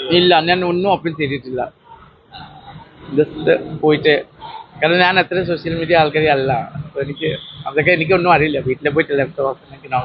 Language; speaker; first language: Malayalam; non-native, local second language; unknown